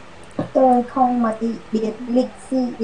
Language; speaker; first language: Vietnamese; non-native, learner; Khmer